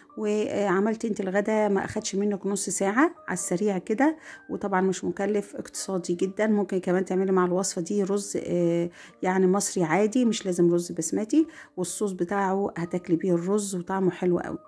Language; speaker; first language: Arabic; native; Arabic